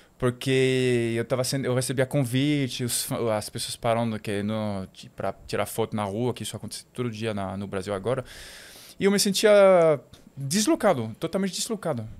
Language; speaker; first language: Portuguese; non-native, fluent; French